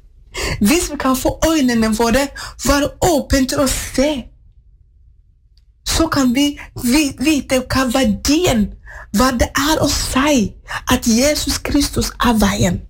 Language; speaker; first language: Norwegian; non-native, fluent; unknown